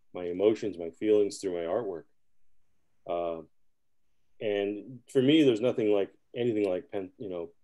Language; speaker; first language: English; early bilingual, other home language; Spanish